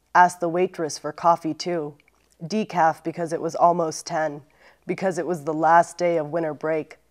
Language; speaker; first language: English; native; English